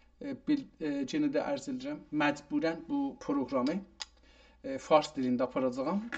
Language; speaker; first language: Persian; non-native, local second language; Azerbaijani